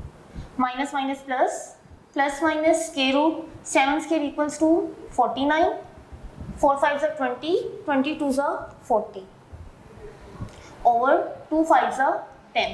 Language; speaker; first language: English; non-native, local second language; Urdu